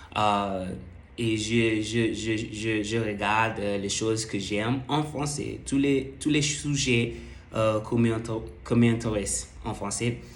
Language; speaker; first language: French; non-native, learner; English